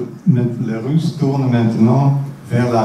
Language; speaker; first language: French; non-native, fluent; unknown